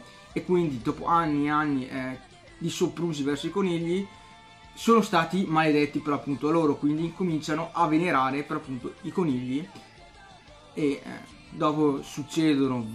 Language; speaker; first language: Italian; native; Italian